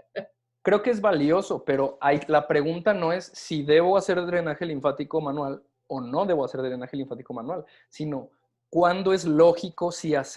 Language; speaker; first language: Spanish; native; Spanish